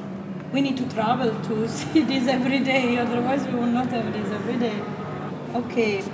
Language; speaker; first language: English; non-native, fluent; Italian